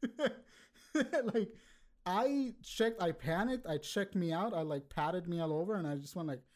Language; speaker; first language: English; early bilingual, other home language; Spanish